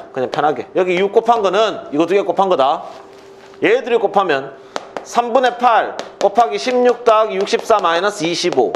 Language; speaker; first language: Korean; native; Korean